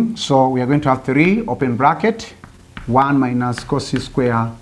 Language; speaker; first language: English; non-native, local second language; Swahili